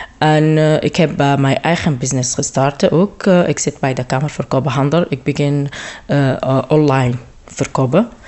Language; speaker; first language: Dutch; non-native, learner; Arabic